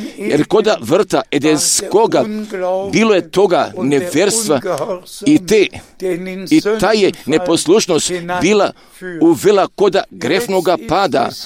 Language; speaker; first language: Croatian; non-native, local second language; Romany